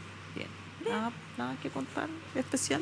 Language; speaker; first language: Spanish; native; Spanish